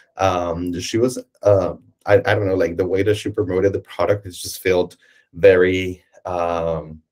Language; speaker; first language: English; non-native, fluent; Spanish